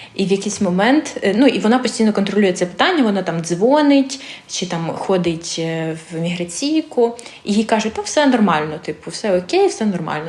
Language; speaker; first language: Ukrainian; early bilingual, other home language; Armenian